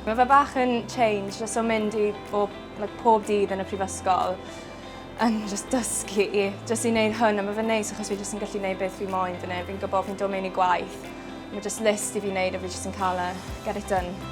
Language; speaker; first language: Welsh; native; Welsh